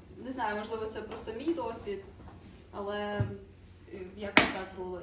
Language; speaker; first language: Ukrainian; native; Ukrainian